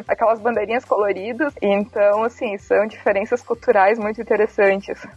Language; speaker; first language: Portuguese; native; Portuguese